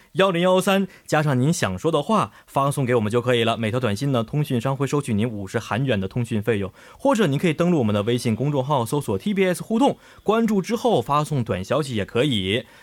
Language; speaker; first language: Chinese; native; Chinese